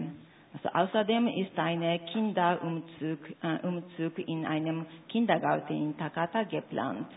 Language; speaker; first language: German; non-native, fluent; Japanese